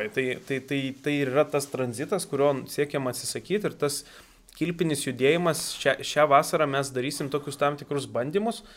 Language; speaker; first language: Lithuanian; native; Lithuanian